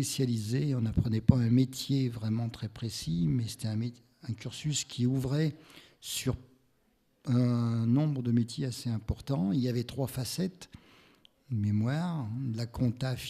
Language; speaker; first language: French; native; French